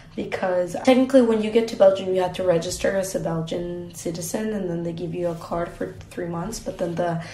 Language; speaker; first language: English; non-native, fluent; Spanish